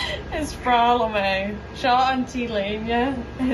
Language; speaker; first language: Irish; non-native, local second language; English